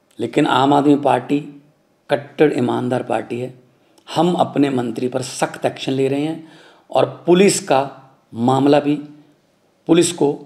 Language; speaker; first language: Hindi; non-native, local second language; Punjabi